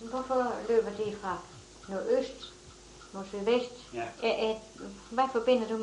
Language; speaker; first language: Danish; native; Danish